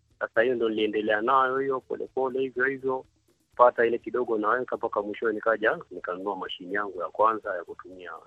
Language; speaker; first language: Swahili; native; Swahili